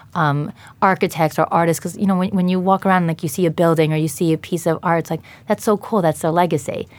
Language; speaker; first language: English; native; English